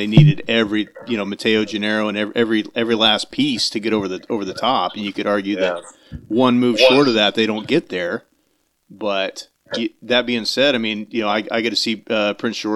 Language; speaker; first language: English; native; English